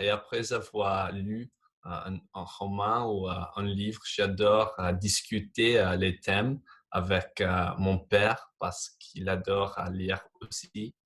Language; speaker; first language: French; non-native, fluent; English